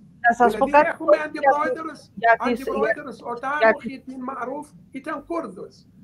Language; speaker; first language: Greek; non-native, learner; Arabic